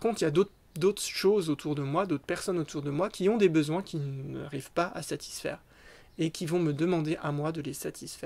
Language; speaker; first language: French; native; French